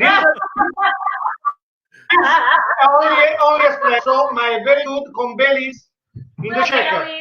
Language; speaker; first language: English; non-native, learner; Italian